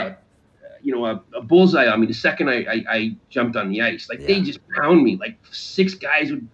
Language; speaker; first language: English; native; English